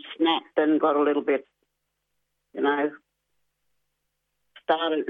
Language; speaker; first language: English; native; English